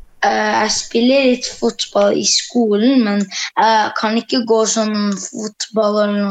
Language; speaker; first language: Norwegian; early bilingual, other home language; Arabic